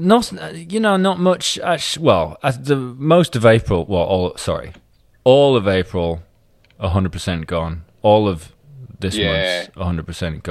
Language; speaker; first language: English; native; English